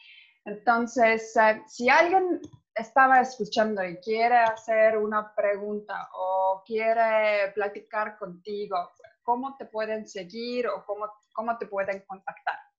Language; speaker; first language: Spanish; non-native, fluent; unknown